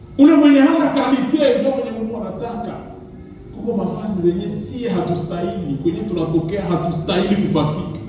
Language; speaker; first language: Swahili; native; Swahili